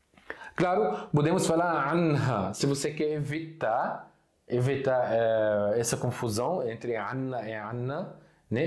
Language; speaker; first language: Portuguese; non-native, fluent; Arabic